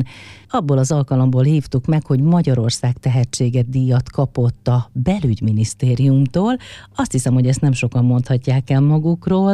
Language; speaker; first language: Hungarian; native; Hungarian